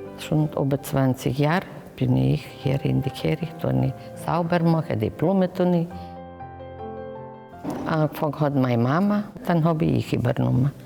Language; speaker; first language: German; early bilingual, heritage; German